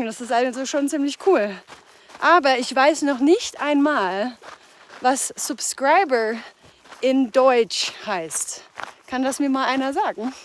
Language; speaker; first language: German; early bilingual, heritage; English